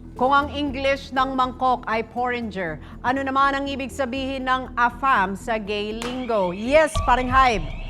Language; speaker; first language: Filipino; native; Filipino